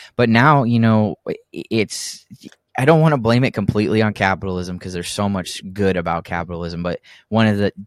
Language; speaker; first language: English; native; English